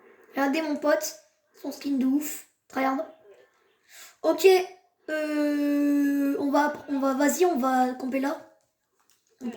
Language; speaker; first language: French; native; French